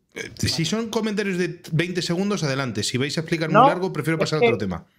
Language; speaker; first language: Spanish; native; Spanish